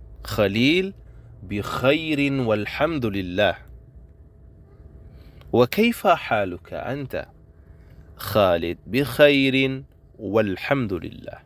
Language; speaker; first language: Arabic; non-native, fluent; Indonesian